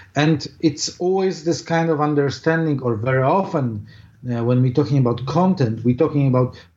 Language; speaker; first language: English; non-native, fluent; Polish